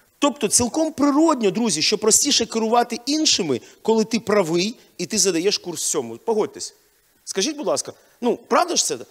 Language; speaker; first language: Ukrainian; non-native, local second language; Russian